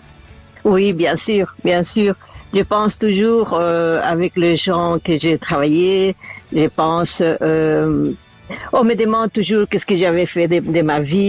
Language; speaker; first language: French; non-native, fluent; Spanish